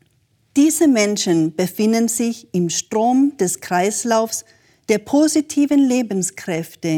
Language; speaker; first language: German; native; German